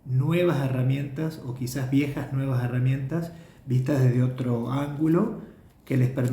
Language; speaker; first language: Spanish; native; Spanish